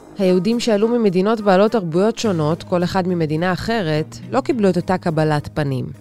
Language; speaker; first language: Hebrew; native; Hebrew